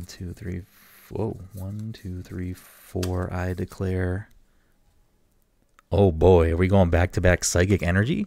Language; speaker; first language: English; native; English